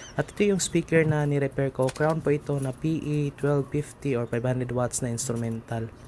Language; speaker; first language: Filipino; non-native, local second language; Cebuano